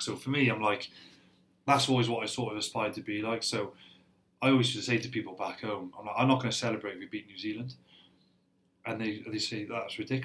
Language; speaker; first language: English; native; English